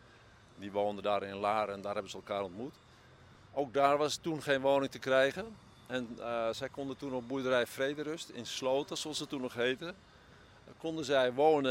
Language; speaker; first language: Dutch; native; Dutch